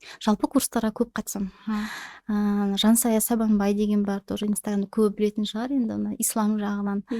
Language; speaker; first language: Kazakh; native; Kazakh